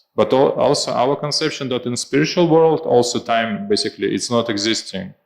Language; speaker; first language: English; non-native, fluent; Russian